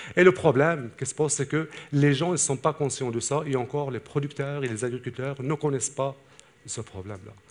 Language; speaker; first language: French; non-native, local second language; Arabic